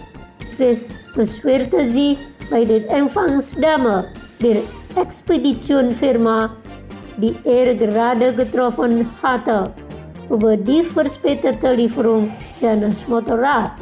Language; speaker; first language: German; non-native, learner; Indonesian